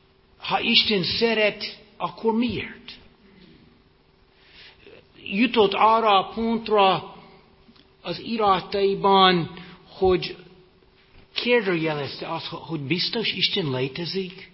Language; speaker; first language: Hungarian; non-native, fluent; English